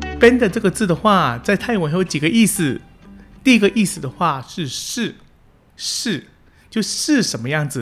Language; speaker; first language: Chinese; early bilingual, heritage; Chinese